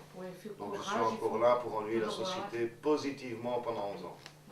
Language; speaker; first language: French; native; French